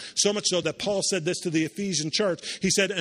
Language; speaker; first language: English; native; English